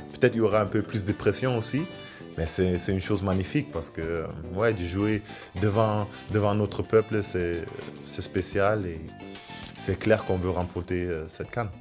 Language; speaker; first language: French; non-native, fluent; German